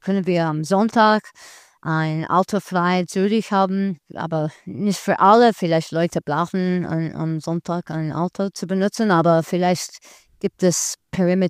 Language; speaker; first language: German; non-native, learner; English